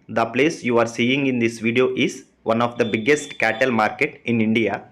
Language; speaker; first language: English; non-native, local second language; Telugu